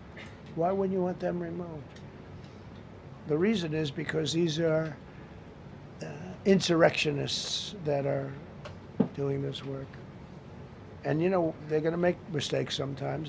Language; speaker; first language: English; native; English